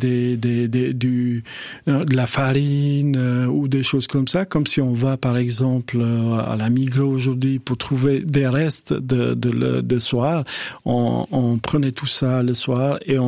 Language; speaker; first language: French; non-native, fluent; Albanian